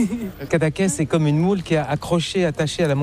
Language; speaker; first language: French; native; French